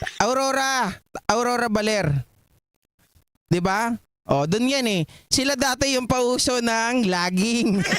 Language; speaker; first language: Filipino; non-native, local second language; Iloko